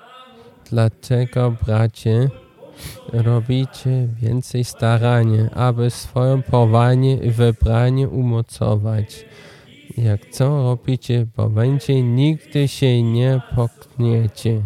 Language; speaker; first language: Polish; non-native, learner; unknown